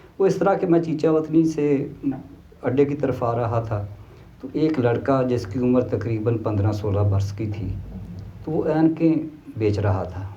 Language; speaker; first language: Urdu; non-native, local second language; Punjabi